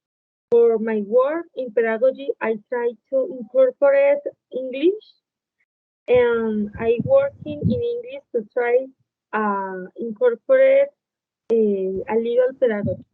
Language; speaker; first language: English; non-native, learner; Spanish